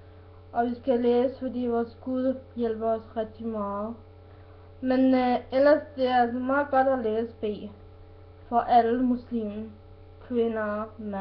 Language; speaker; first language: Danish; non-native, learner; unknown